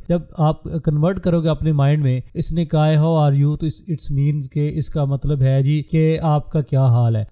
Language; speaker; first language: Urdu; non-native, local second language; Punjabi